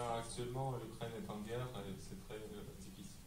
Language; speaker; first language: French; non-native, fluent; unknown